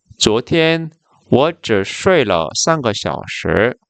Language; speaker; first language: Chinese; non-native, fluent; Korean